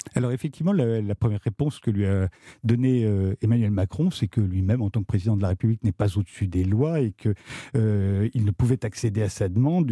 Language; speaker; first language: French; native; French